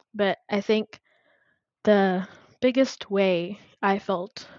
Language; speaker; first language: English; non-native, fluent; Amharic